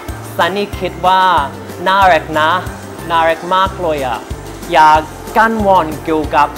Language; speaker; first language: Thai; non-native, learner; English